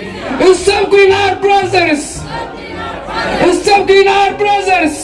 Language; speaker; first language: English; non-native, learner; Tigrinya